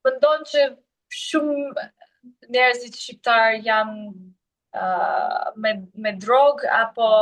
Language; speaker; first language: Albanian; non-native, learner; English